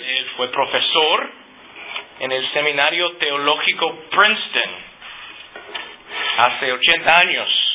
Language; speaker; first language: Spanish; non-native, fluent; English